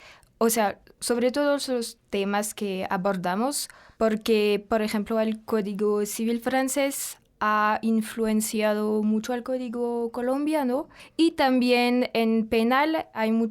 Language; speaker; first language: Spanish; non-native, fluent; French